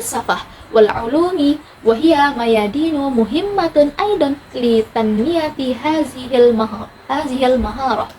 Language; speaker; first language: Arabic; non-native, learner; Indonesian